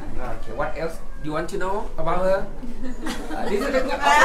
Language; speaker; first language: English; non-native, learner; Thai